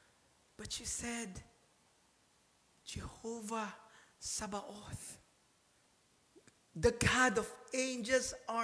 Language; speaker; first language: English; non-native, local second language; Filipino